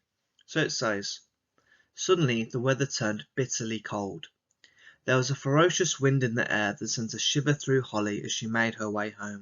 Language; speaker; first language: English; native; English